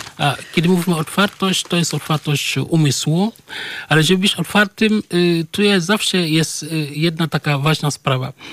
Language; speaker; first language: Polish; non-native, fluent; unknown